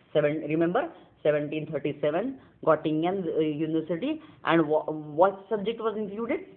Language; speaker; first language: English; non-native, local second language; Marathi